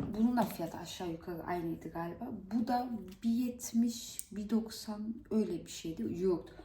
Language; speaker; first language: Turkish; early bilingual, heritage; Turkish